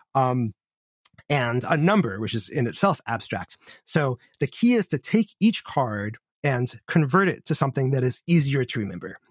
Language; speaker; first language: English; native; English